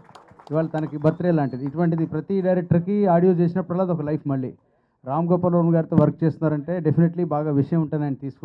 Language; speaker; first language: Telugu; native; Telugu